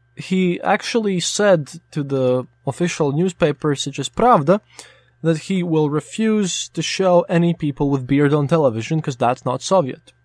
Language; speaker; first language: English; non-native, fluent; Latvian